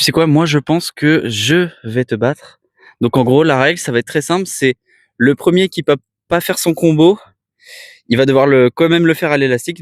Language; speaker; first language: French; native; French